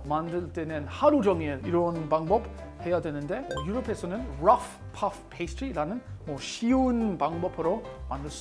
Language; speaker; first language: Korean; non-native, learner; English